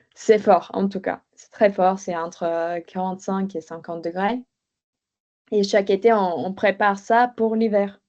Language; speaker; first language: French; non-native, fluent; Bulgarian